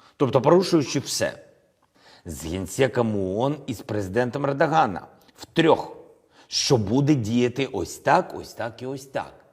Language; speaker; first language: Ukrainian; non-native, local second language; Russian